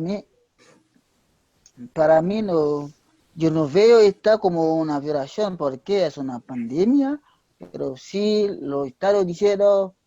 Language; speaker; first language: Spanish; non-native, learner; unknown